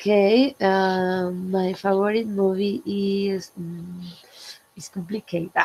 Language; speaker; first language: English; non-native, learner; Spanish